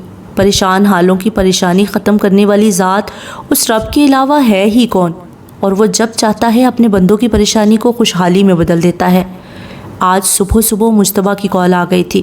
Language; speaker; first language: Urdu; native; Urdu